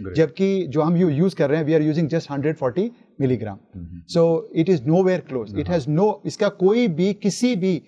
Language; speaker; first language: Hindi; native; Hindi